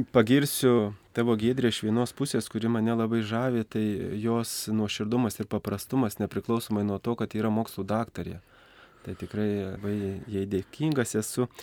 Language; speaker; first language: Lithuanian; native; Lithuanian